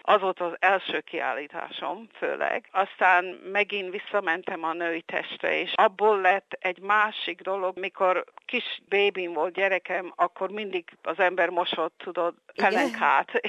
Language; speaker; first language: Hungarian; early bilingual, heritage; Hungarian